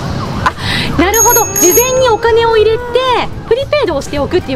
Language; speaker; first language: Japanese; native; Japanese